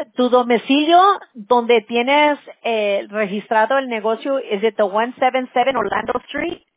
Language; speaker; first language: Spanish; early bilingual, heritage; Spanish